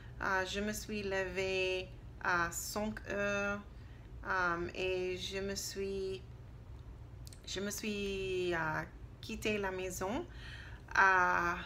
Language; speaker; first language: French; non-native, learner; English